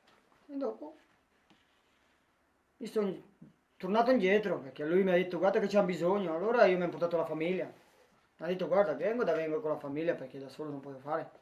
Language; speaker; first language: Italian; non-native, learner; Romanian